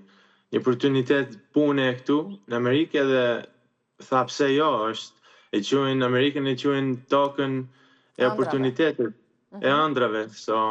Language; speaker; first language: Albanian; early bilingual, heritage; Albanian